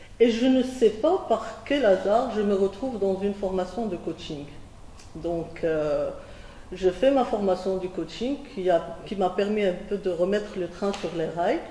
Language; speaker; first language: French; non-native, local second language; Arabic